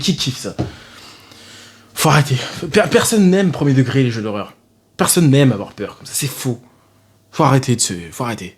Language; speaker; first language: French; native; French